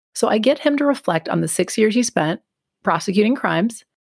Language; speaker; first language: English; native; English